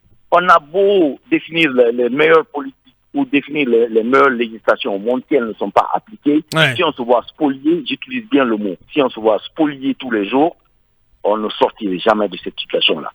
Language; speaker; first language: French; non-native, local second language; Fula